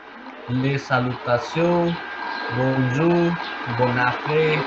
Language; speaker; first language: French; non-native, learner; Nepali